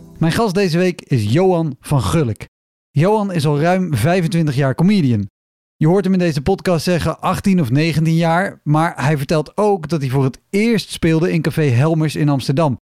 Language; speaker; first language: Dutch; native; Dutch